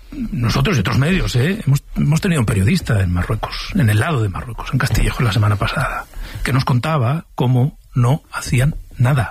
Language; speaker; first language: Spanish; native; Spanish